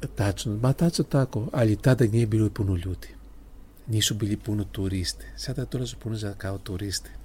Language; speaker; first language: Serbian; non-native, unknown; Greek